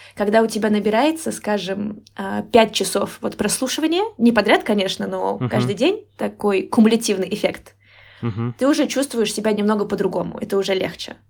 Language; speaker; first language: Russian; native; Russian